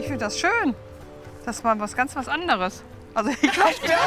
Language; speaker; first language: German; native; German